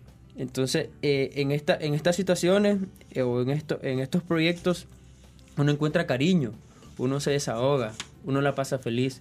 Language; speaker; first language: Spanish; native; Spanish